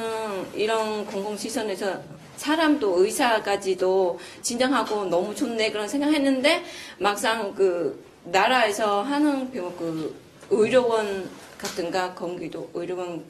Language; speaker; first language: Korean; non-native, fluent; Vietnamese